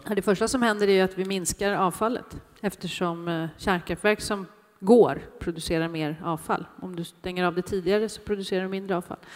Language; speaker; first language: Swedish; native; Swedish